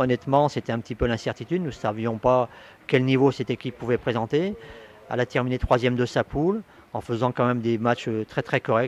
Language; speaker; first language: French; native; French